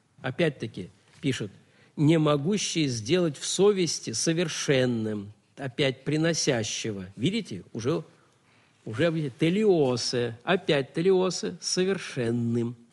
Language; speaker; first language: Russian; native; Russian